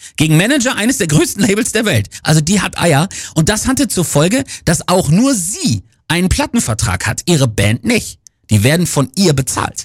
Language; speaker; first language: German; native; German